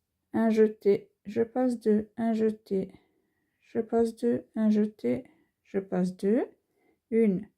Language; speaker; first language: French; native; French